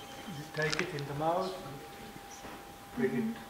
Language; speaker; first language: English; non-native, learner; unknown